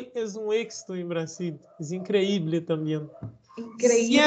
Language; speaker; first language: Spanish; non-native, learner; Portuguese